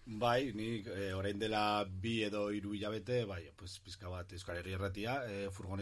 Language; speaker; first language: Basque; non-native, learner; Spanish